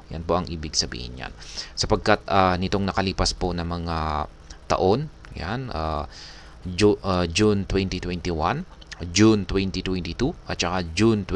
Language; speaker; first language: Filipino; native; Filipino